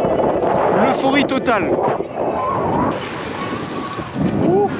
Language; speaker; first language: French; native; French